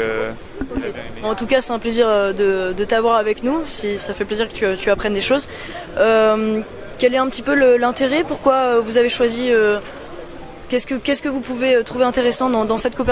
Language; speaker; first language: French; native; French